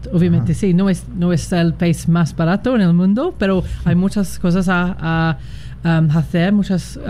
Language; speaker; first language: Spanish; non-native, learner; English